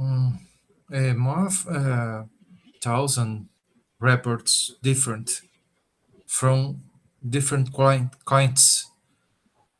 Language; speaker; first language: English; non-native, learner; Portuguese